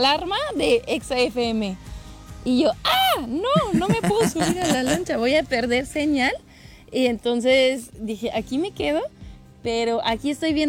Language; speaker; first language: Spanish; non-native, fluent; French